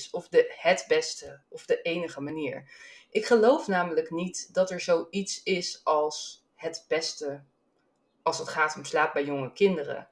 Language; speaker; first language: Dutch; native; Dutch